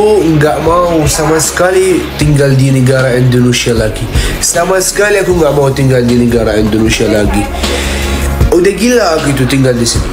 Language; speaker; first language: Indonesian; non-native, fluent; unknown